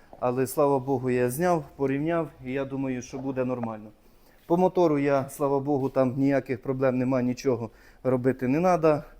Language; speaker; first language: Ukrainian; native; Ukrainian